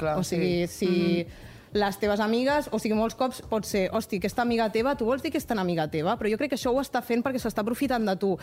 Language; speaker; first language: Catalan; non-native, local second language; Spanish